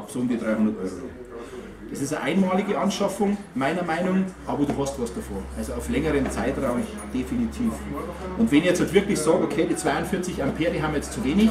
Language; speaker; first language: German; native; German